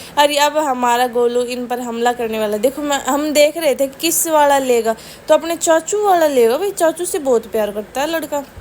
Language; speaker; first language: Hindi; native; Hindi